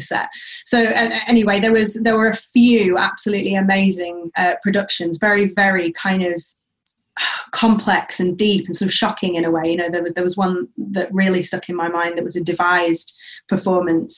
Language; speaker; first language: English; native; English